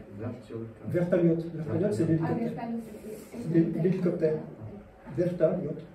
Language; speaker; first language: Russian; non-native, learner; French